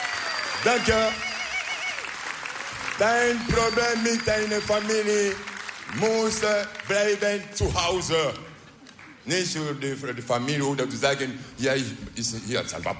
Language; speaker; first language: Dutch; non-native, learner; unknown